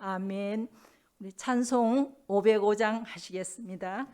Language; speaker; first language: Korean; native; Korean